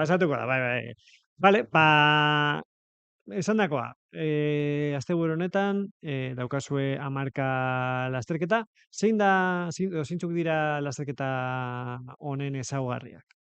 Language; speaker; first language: Basque; native; Basque